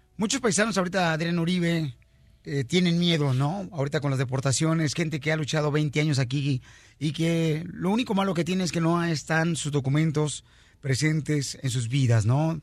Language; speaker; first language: Spanish; native; Spanish